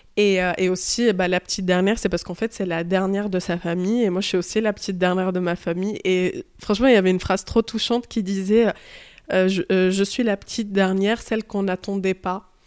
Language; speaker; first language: French; early bilingual, other home language; Arabic